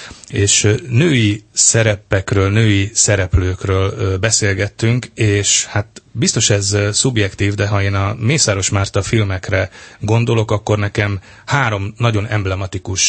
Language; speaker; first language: Hungarian; native; Hungarian